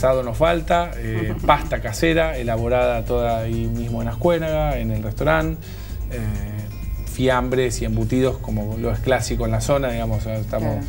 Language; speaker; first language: Spanish; native; Spanish